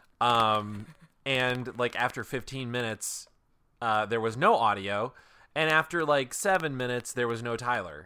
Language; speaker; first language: English; native; English